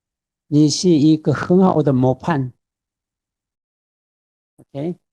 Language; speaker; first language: Chinese; non-native, fluent; Korean